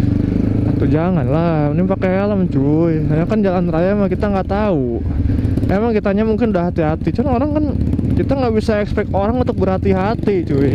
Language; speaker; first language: Indonesian; native; Indonesian